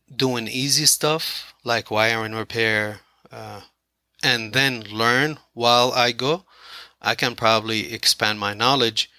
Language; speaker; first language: English; non-native, fluent; Arabic